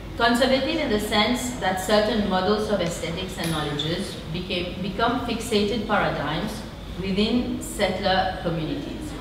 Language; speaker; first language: English; non-native, fluent; Morisyen